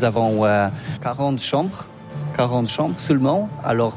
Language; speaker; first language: French; non-native, learner; Polish